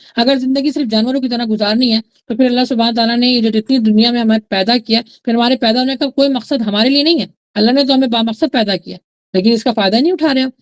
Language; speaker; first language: Urdu; native; Urdu